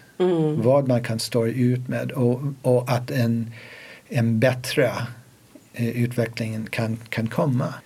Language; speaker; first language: Swedish; non-native, fluent; English